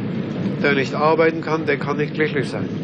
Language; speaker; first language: German; non-native, fluent; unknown